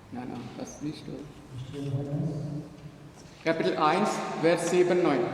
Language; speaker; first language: German; non-native, learner; Malayalam